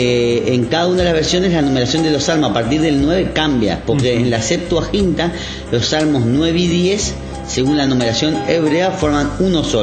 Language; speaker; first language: Spanish; native; Spanish